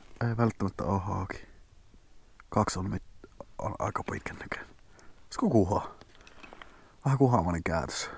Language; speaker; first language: Finnish; native; Finnish